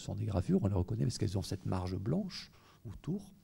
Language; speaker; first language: French; native; French